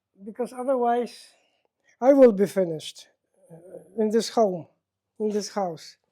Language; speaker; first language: English; non-native, learner; Polish